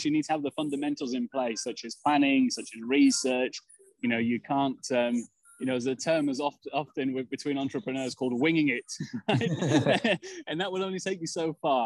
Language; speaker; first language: English; native; English